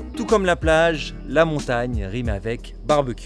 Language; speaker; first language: French; native; French